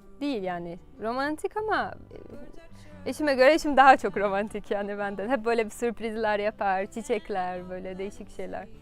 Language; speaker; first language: Turkish; non-native, fluent; Portuguese